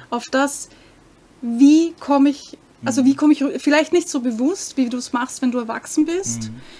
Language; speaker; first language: German; native; German